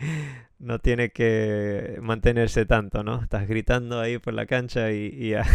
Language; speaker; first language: Spanish; non-native, fluent; English